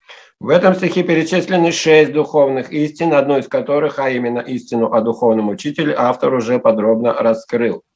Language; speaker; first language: Russian; native; Russian